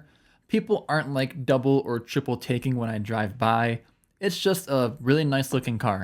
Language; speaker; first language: English; native; English